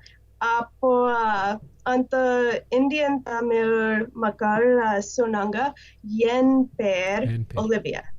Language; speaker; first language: Tamil; non-native, learner; English